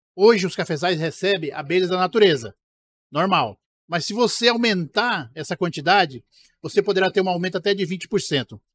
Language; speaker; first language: Portuguese; native; Portuguese